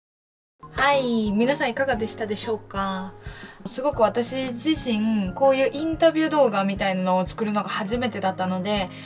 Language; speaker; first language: Japanese; native; Japanese